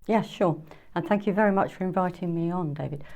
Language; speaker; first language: English; native; English